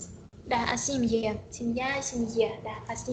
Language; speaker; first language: Russian; non-native, fluent; Vietnamese